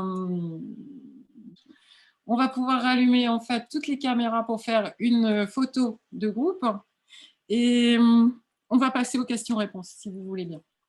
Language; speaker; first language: French; native; French